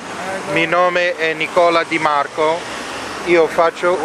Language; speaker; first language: Italian; non-native, learner; English